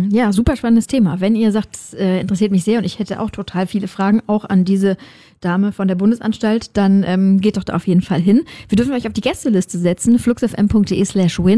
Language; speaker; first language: German; native; German